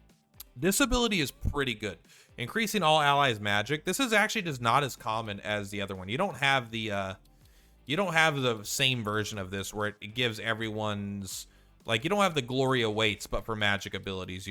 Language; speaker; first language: English; native; English